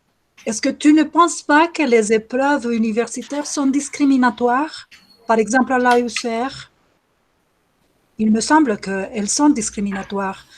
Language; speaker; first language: French; non-native, fluent; Spanish